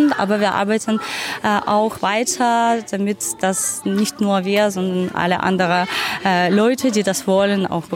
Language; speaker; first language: German; non-native, fluent; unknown